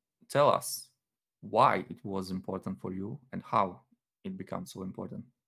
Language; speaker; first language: English; non-native, fluent; Polish